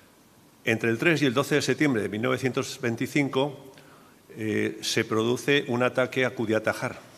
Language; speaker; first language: Spanish; native; Spanish